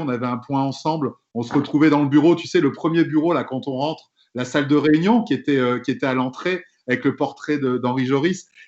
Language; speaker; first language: French; native; French